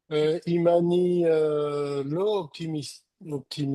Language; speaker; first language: Hebrew; non-native, learner; French